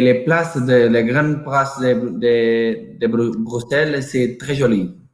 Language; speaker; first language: French; non-native, learner; Portuguese